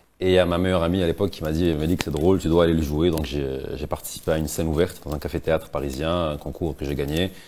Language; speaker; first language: French; non-native, local second language; Arabic